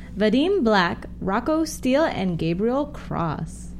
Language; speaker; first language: English; native; English